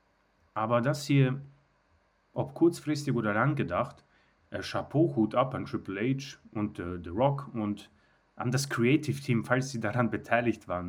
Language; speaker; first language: German; native; German